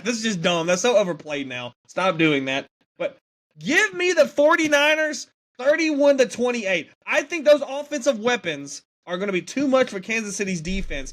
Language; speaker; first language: English; native; English